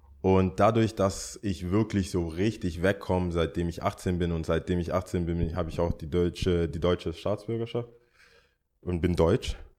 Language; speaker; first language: German; early bilingual, other home language; English